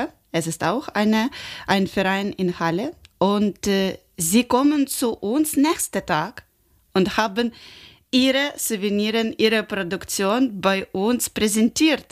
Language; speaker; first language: German; non-native, learner; Ukrainian